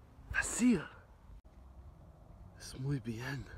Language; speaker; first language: Spanish; non-native, learner; English